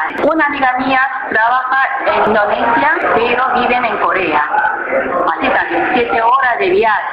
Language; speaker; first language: Spanish; non-native, learner; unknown